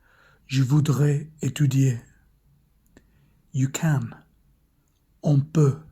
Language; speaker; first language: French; non-native, fluent; English